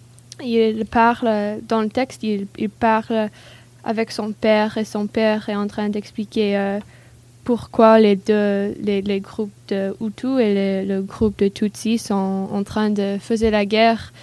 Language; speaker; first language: French; non-native, learner; English